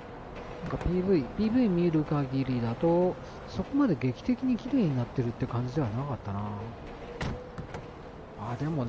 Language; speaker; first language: Japanese; native; Japanese